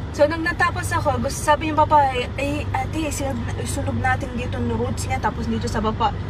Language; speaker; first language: Filipino; early bilingual, heritage; Arabic